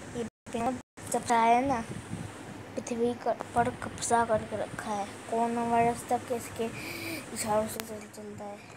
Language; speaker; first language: Hindi; non-native, local second language; Bangla